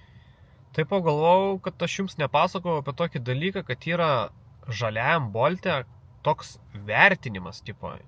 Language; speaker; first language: Lithuanian; native; Lithuanian